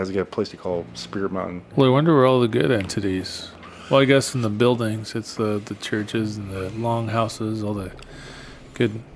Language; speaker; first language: English; native; English